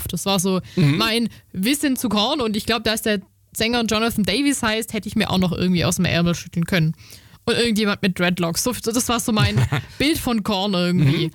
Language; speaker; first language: German; native; German